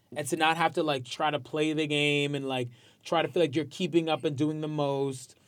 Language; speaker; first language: English; native; English